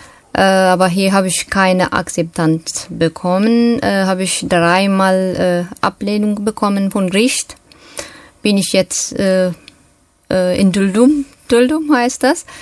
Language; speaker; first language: German; non-native, learner; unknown